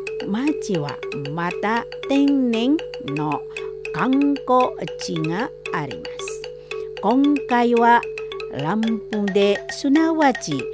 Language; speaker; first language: Japanese; non-native, fluent; Indonesian